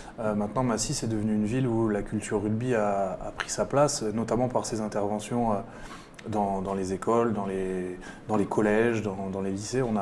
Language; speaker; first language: French; native; French